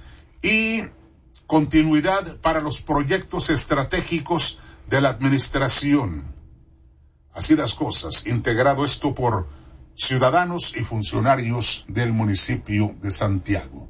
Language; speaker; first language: Spanish; native; Spanish